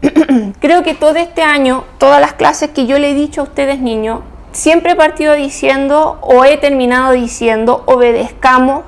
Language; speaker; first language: Spanish; native; Spanish